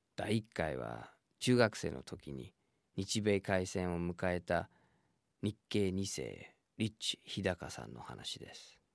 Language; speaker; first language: Japanese; non-native, fluent; English